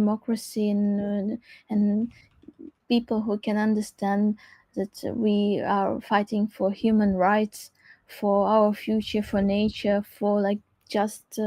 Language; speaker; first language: English; non-native, learner; Crimean Tatar